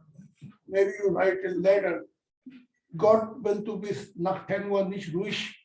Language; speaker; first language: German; non-native, learner; Urdu